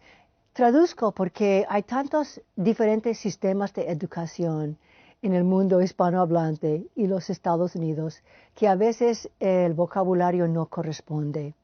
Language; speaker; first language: Spanish; non-native, fluent; English